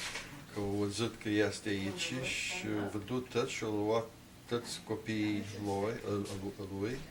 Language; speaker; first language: Romanian; early bilingual, heritage; Romanian